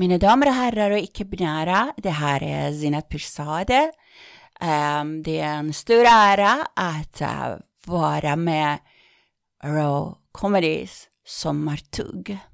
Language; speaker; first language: Swedish; non-native, fluent; Persian